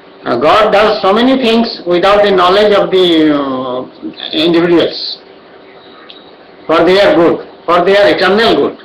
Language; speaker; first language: English; non-native, local second language; Odia